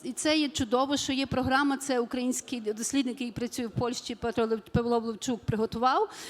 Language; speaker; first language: Ukrainian; native; Ukrainian